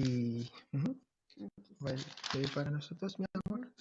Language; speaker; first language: Spanish; non-native, fluent; English